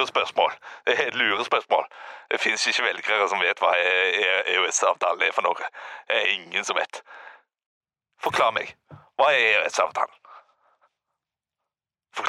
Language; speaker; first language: Norwegian; native; Norwegian